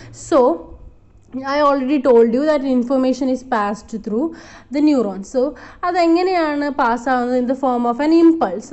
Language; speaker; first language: English; non-native, local second language; Malayalam